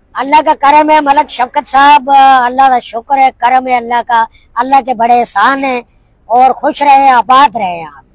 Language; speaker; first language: Urdu; non-native, local second language; Northern Hindko